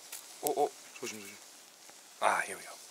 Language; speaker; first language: Korean; non-native, learner; English